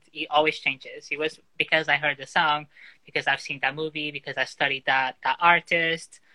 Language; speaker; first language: English; non-native, fluent; Portuguese